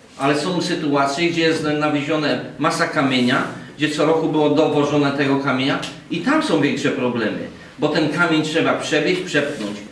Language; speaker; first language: Polish; native; Polish